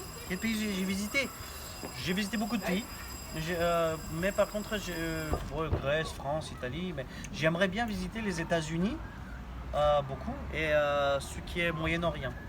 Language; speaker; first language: French; non-native, fluent; Bulgarian